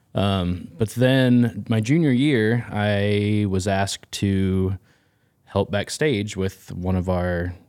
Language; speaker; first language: English; native; English